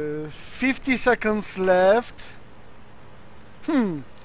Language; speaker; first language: English; non-native, learner; Polish